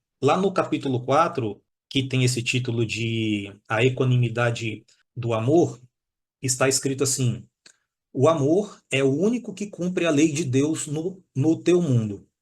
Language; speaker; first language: Portuguese; native; Portuguese